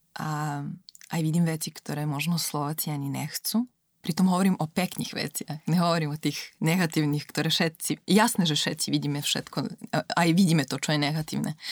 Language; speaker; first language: Slovak; non-native, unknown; Serbian